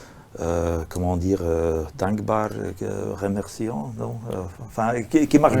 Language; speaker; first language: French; non-native, local second language; Dutch